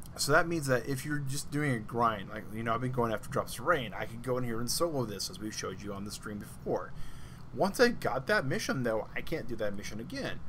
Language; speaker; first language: English; native; English